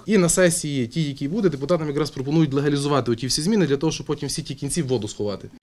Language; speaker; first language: Ukrainian; native; Ukrainian